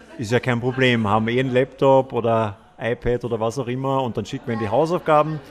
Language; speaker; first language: German; native; German